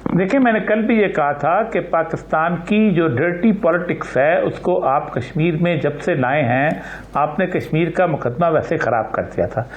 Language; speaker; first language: Urdu; non-native, local second language; Punjabi